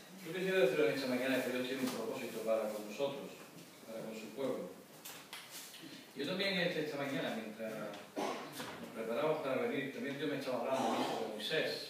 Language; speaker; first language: Spanish; native; Spanish